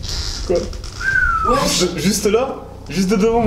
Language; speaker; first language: French; native; French